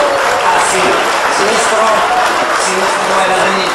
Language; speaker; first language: Italian; non-native, learner; French